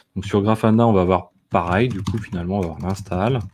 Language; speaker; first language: French; native; French